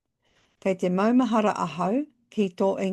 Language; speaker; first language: Māori; non-native, local second language; English